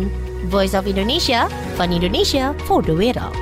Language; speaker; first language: Dutch; non-native, fluent; Indonesian